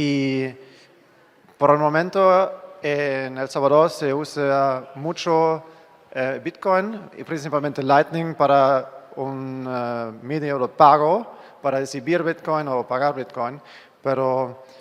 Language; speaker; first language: Spanish; non-native, fluent; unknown